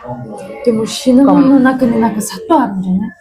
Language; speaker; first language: Japanese; non-native, fluent; Mongolian